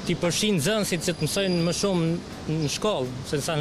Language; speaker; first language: Albanian; native; Albanian